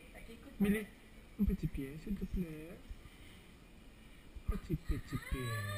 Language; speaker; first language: French; non-native, learner; Spanish